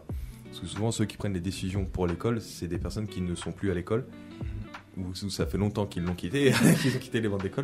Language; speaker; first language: French; native; French